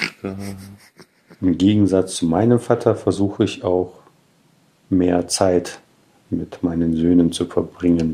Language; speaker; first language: German; non-native, fluent; Russian